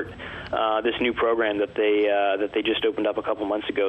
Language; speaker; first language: English; native; English